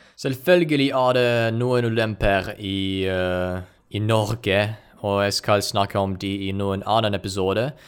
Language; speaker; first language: Norwegian; non-native, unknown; Ukrainian